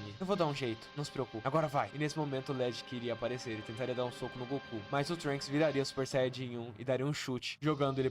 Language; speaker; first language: Portuguese; native; Portuguese